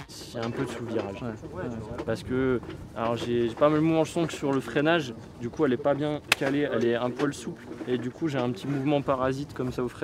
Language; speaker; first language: French; native; French